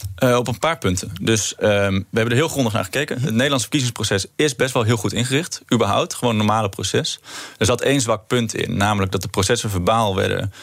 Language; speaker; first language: Dutch; native; Dutch